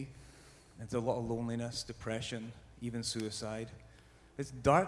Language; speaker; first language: English; native; English